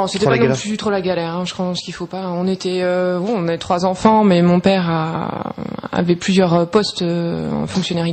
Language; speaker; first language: French; native; French